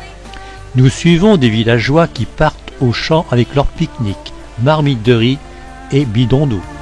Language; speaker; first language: French; native; French